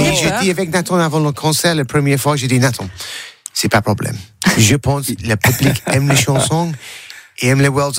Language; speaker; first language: French; non-native, learner; English